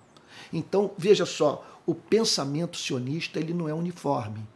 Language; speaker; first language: Portuguese; native; Portuguese